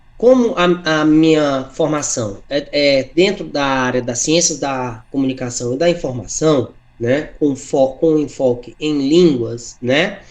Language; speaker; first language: Portuguese; native; Portuguese